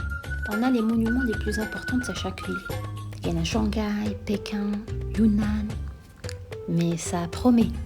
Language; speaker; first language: French; non-native, local second language; Arabic